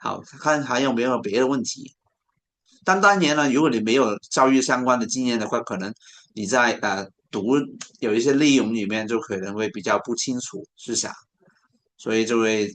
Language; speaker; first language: Chinese; non-native, local second language; Cantonese